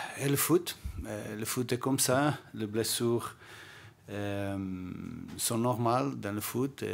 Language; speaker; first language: French; non-native, learner; Portuguese